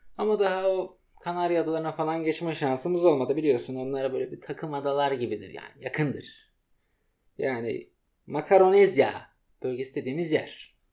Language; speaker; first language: Turkish; native; Turkish